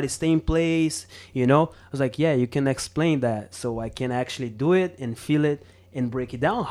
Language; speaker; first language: English; non-native, fluent; Portuguese